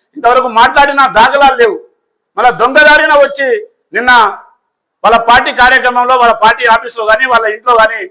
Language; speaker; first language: Telugu; non-native, local second language; Lambadi